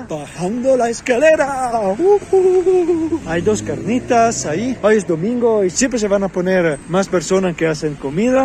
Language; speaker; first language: Spanish; non-native, learner; Italian